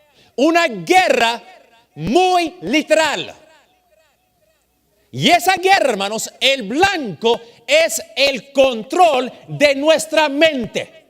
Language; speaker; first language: Spanish; early bilingual, heritage; English